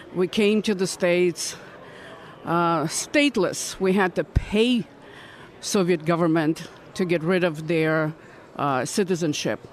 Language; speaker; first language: English; non-native, fluent; Russian